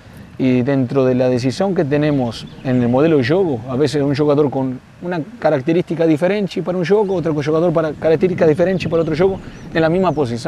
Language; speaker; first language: Portuguese; non-native, fluent; Spanish